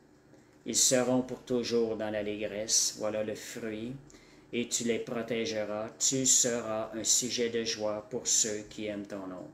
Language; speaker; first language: French; native; French